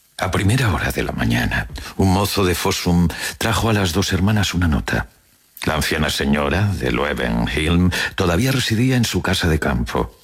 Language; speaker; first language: Spanish; native; Spanish